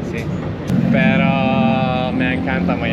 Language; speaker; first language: Spanish; non-native, learner; Lithuanian